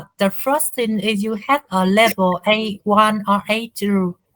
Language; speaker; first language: English; non-native, learner; Vietnamese